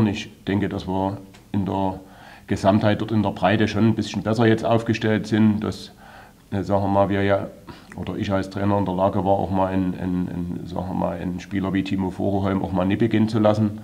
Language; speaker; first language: German; native; German